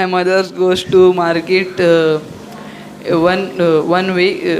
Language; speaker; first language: English; non-native, learner; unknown